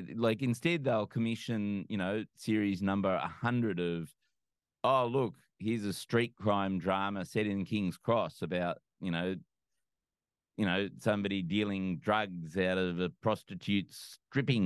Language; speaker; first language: English; native; English